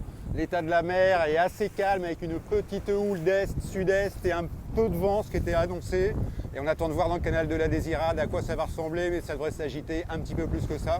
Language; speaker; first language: French; native; French